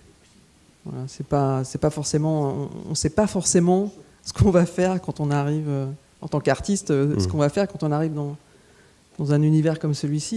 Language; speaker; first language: French; native; French